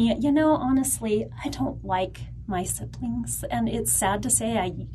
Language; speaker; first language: English; native; English